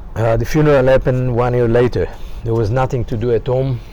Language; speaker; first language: English; non-native, fluent; Hebrew